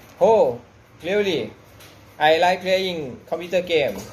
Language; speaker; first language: English; non-native, learner; Thai